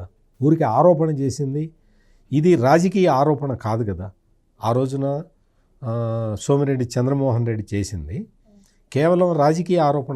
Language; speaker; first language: Telugu; native; Telugu